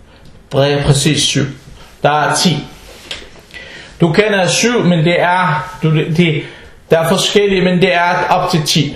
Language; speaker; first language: Danish; non-native, fluent; Arabic